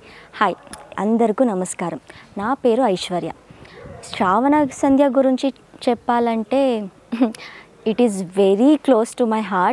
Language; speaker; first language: Telugu; non-native, learner; Kannada